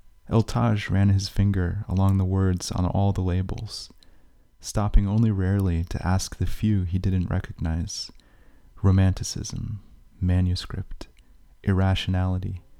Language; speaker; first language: English; native; English